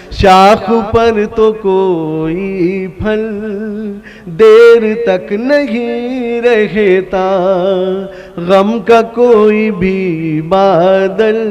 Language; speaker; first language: Urdu; native; Urdu